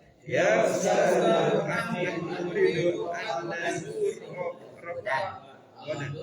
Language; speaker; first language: Arabic; non-native, learner; Indonesian